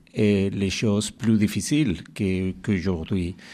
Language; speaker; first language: French; non-native, learner; Spanish